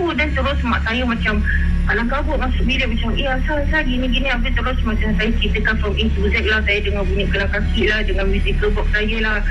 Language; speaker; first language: Malay; native; Malay